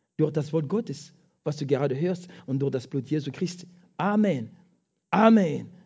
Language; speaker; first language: German; non-native, fluent; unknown